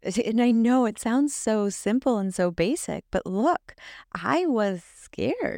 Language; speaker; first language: English; non-native, fluent; Spanish